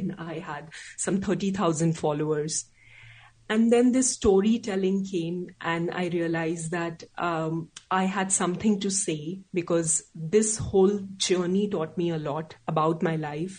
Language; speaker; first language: English; non-native, local second language; Hindi